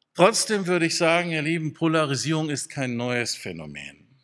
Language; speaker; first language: German; native; German